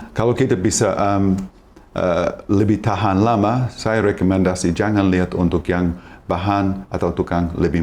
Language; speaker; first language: Indonesian; non-native, fluent; English